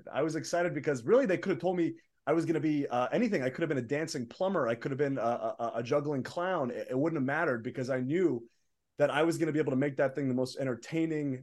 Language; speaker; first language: English; early bilingual, other home language; Arabic